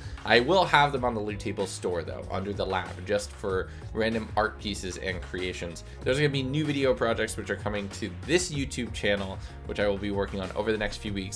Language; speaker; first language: English; native; English